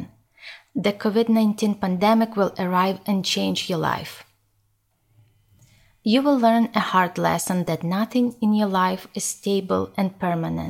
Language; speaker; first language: English; non-native, learner; Ukrainian